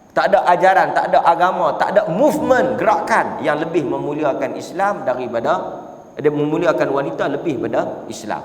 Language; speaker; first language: Malay; native; Malay